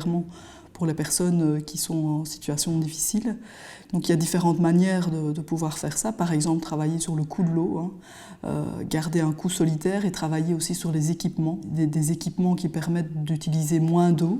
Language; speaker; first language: French; native; French